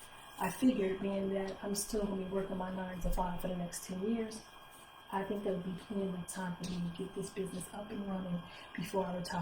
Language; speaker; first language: English; native; English